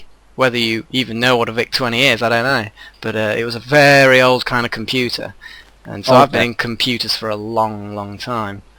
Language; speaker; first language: English; native; English